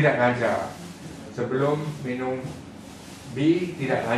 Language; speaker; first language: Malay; non-native, local second language; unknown